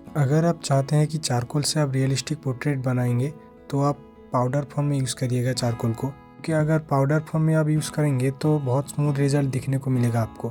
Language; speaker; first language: Hindi; non-native, local second language; Bangla